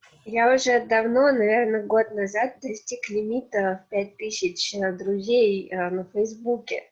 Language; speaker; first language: Russian; native; Russian